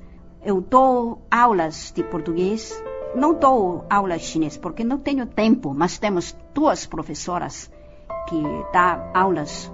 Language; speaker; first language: Portuguese; non-native, fluent; Chinese